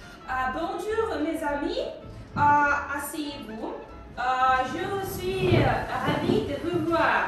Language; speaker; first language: French; non-native, fluent; Russian